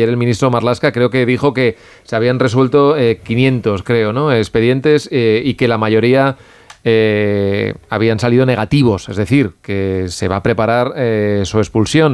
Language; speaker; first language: Spanish; native; Spanish